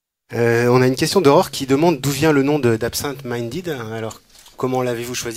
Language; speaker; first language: French; native; French